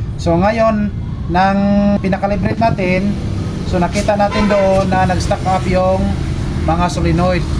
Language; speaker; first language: Filipino; native; Filipino